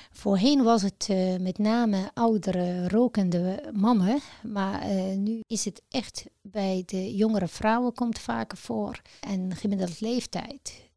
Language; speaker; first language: Dutch; non-native, fluent; Arabic